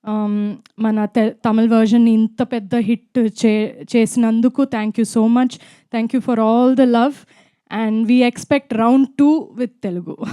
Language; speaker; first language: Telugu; non-native, fluent; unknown